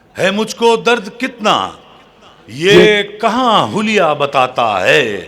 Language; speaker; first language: Urdu; native; Urdu